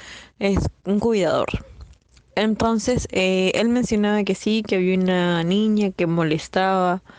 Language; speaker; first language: Spanish; native; Spanish